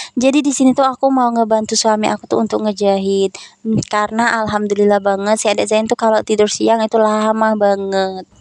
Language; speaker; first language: Indonesian; non-native, local second language; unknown